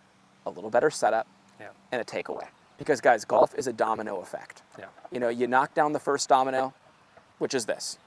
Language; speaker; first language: English; native; English